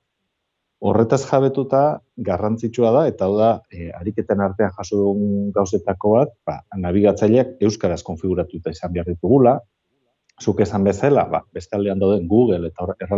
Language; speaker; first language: Basque; native; Basque